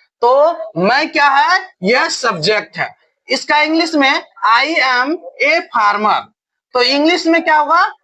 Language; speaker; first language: Hindi; native; Hindi